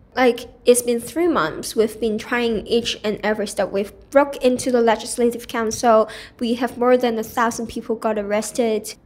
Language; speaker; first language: English; non-native, local second language; Cantonese